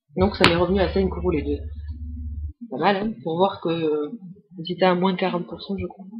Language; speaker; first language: French; native; French